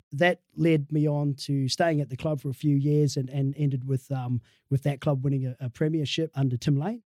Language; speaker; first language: English; native; English